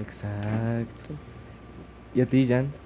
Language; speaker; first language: Spanish; native; Spanish